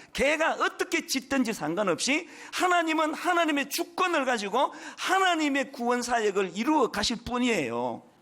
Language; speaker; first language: Korean; native; Korean